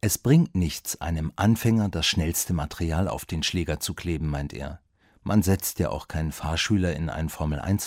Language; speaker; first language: German; native; German